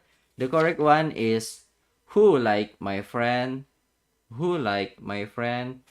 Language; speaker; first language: English; non-native, learner; Indonesian